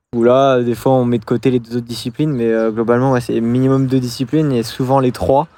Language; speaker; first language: French; native; French